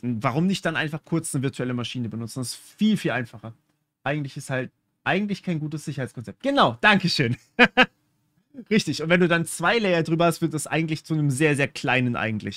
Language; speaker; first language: German; native; German